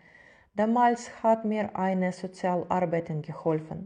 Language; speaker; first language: German; non-native, fluent; Ukrainian